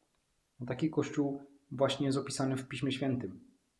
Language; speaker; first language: Polish; native; Polish